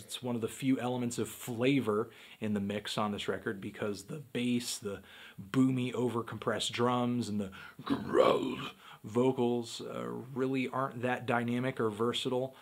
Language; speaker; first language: English; native; English